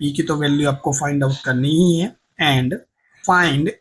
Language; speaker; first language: Hindi; non-native, local second language; Gujarati